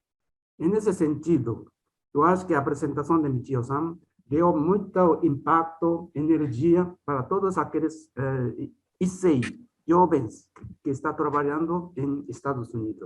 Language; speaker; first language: Portuguese; non-native, fluent; Japanese